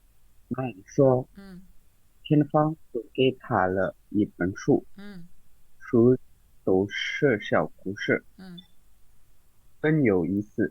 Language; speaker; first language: Chinese; non-native, learner; Indonesian